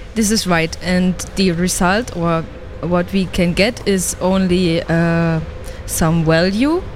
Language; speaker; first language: English; non-native, fluent; German